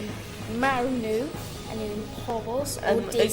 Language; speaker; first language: Welsh; non-native, local second language; English